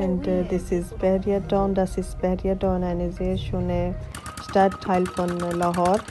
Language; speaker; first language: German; non-native, learner; Urdu